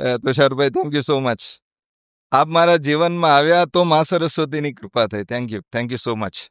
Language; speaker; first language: Gujarati; non-native, fluent; Malayalam